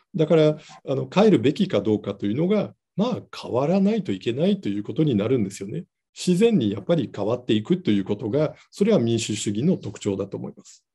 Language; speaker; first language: Japanese; non-native, fluent; Dutch